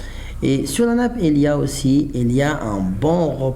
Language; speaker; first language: French; non-native, fluent; Arabic